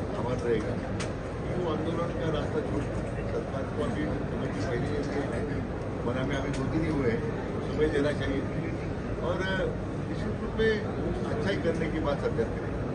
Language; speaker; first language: Hindi; non-native, local second language; Marathi